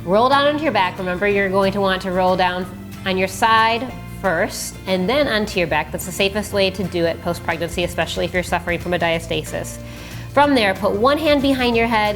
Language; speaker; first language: English; native; English